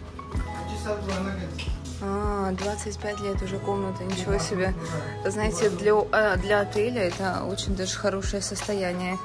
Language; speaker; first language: Russian; native; Russian